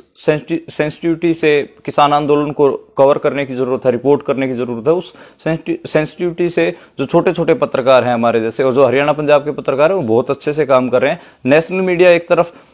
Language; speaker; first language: Hindi; native; Hindi